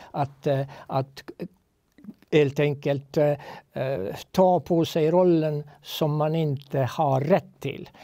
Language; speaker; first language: Swedish; non-native, fluent; Estonian